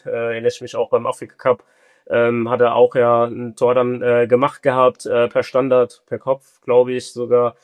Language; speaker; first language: German; early bilingual, other home language; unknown